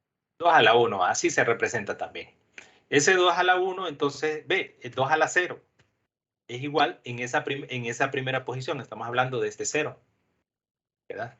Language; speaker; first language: Spanish; native; Spanish